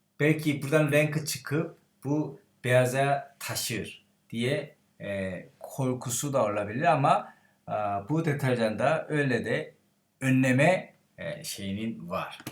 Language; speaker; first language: Turkish; non-native, learner; Korean